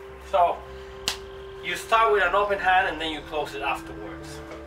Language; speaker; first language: English; non-native, fluent; Italian